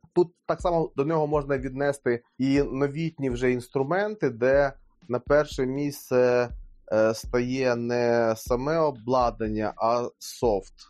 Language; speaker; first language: Ukrainian; native; Ukrainian